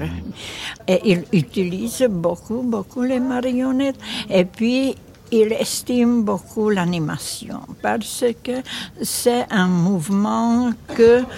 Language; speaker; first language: French; non-native, fluent; Czech